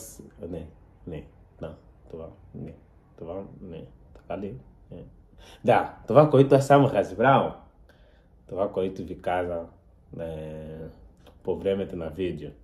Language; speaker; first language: Bulgarian; non-native, learner; Portuguese